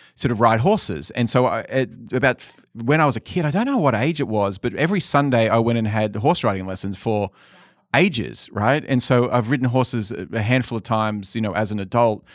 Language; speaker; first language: English; native; English